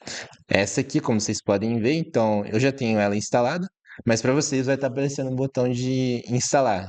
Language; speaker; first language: Portuguese; native; Portuguese